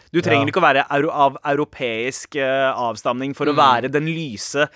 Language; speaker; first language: Norwegian; early bilingual, other home language; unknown